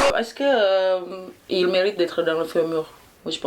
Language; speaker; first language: French; non-native, learner; Indonesian